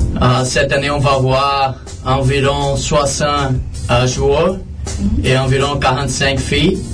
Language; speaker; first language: French; non-native, learner; Portuguese